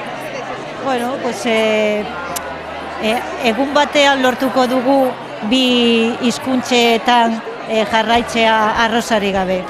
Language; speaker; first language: Basque; non-native, learner; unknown